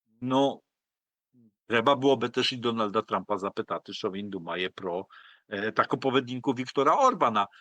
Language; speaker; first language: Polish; non-native, learner; Ukrainian